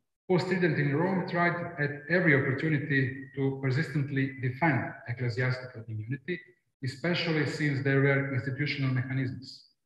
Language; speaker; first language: English; non-native, fluent; Croatian